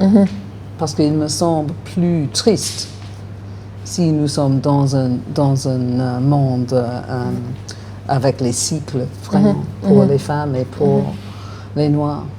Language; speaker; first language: French; non-native, fluent; English